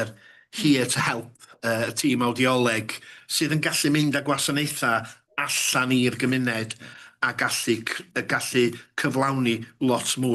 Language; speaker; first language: Welsh; native; Welsh